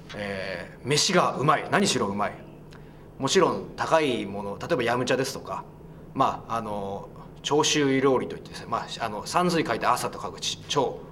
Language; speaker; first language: Japanese; native; Japanese